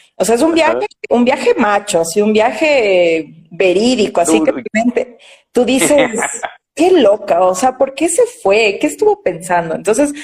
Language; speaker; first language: Spanish; native; Spanish